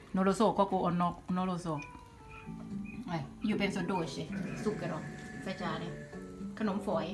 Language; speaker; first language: Italian; non-native, learner; Thai